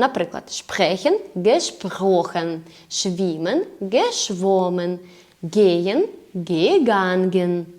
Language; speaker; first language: German; non-native, learner; Ukrainian